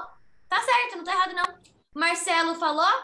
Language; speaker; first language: Portuguese; native; Portuguese